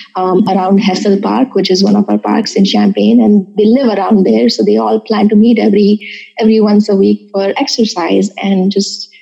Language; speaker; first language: English; non-native, local second language; Marathi